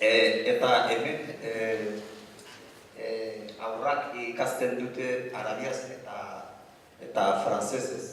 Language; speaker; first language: Basque; non-native, learner; Arabic